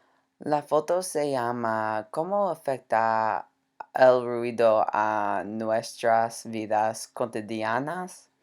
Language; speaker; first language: Spanish; non-native, learner; English